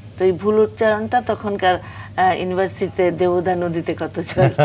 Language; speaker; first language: Bangla; native; Bangla